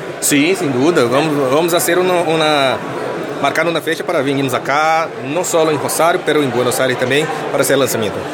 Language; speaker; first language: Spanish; non-native, learner; Portuguese